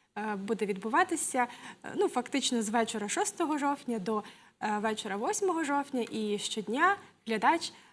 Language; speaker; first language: Ukrainian; native; Ukrainian